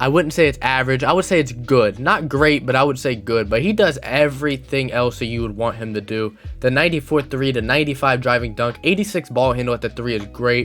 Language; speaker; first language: English; native; English